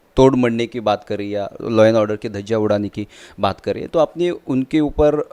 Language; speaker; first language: Hindi; non-native, local second language; Marathi